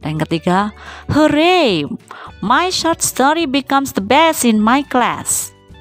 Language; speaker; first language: English; non-native, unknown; Indonesian